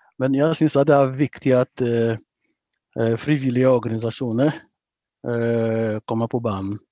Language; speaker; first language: Norwegian; non-native, fluent; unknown